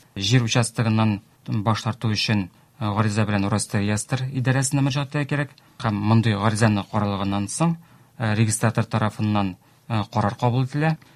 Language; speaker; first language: Tatar; native; Tatar